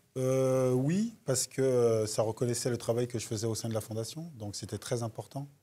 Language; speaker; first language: French; native; French